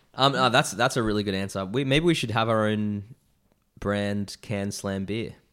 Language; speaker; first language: English; native; English